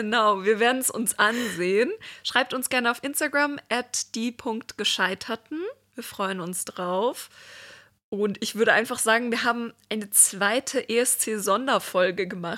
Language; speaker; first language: German; native; German